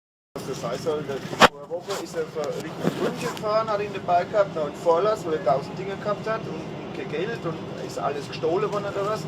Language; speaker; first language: German; native; German